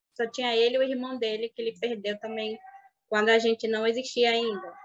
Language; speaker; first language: Portuguese; non-native, local second language; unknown